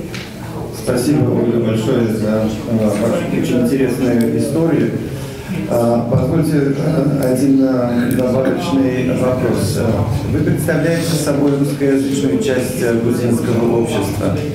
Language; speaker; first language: Russian; non-native, fluent; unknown